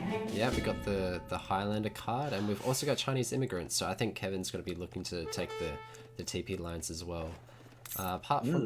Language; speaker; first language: English; native; English